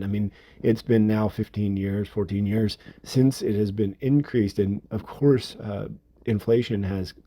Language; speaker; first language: English; native; English